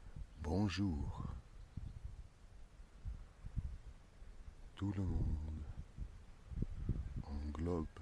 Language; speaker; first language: French; non-native, learner; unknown